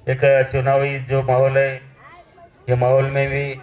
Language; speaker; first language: Hindi; non-native, local second language; Marathi